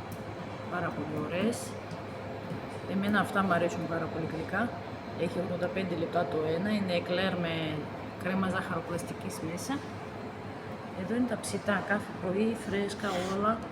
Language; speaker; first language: Greek; non-native, fluent; Russian